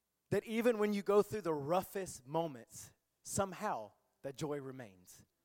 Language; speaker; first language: English; native; English